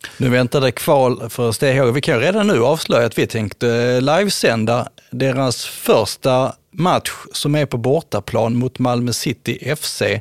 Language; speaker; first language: Swedish; native; Swedish